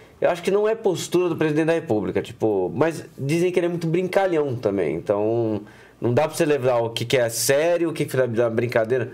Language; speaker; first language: Portuguese; native; Portuguese